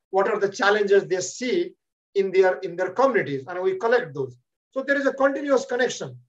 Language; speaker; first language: English; non-native, local second language; Nepali